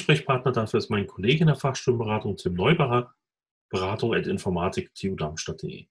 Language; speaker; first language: German; native; German